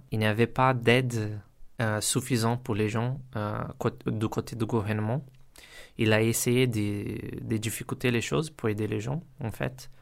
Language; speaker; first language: French; non-native, learner; Portuguese